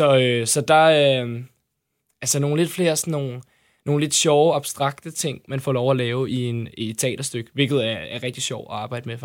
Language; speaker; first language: Danish; native; Danish